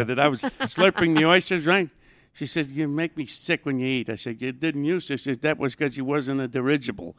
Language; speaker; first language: English; native; English